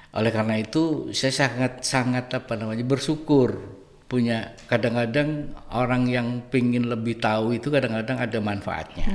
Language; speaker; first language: Indonesian; native; Indonesian